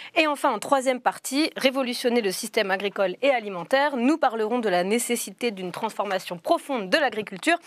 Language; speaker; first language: French; native; French